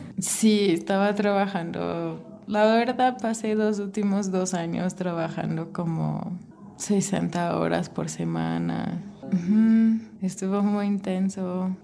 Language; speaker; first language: Spanish; non-native, fluent; English